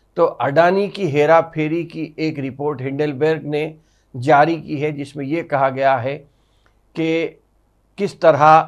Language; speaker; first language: Hindi; non-native, local second language; Urdu